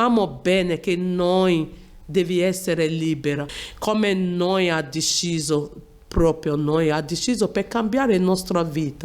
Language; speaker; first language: Italian; non-native, learner; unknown